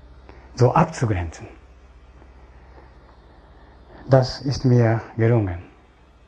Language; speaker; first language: German; non-native, fluent; Japanese